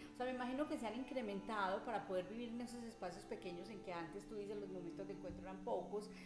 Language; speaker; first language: Spanish; native; Spanish